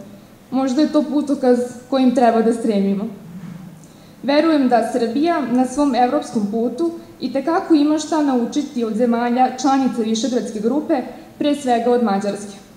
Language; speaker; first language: Serbian; native; Serbian